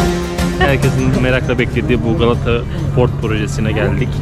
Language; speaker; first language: Turkish; native; Turkish